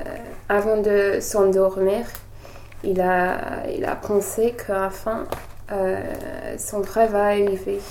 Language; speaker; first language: French; non-native, learner; English